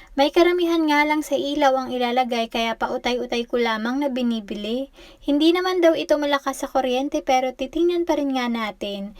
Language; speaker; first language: Filipino; native; Filipino